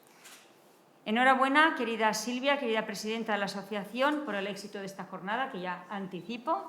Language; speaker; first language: Spanish; native; Spanish